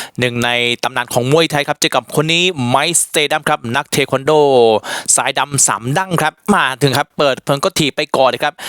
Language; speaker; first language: Thai; native; Thai